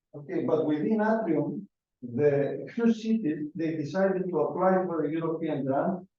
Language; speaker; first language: English; non-native, fluent; Greek